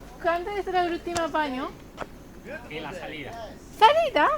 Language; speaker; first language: Spanish; non-native, learner; Japanese